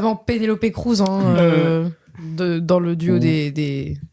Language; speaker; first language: French; native; French